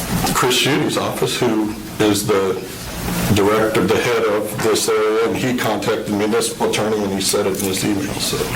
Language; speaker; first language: English; native; English